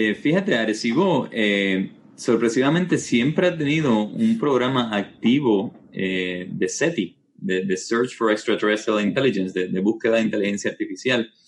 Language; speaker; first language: Spanish; native; Spanish